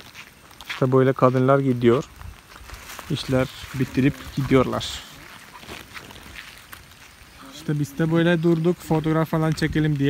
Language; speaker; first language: Turkish; non-native, fluent; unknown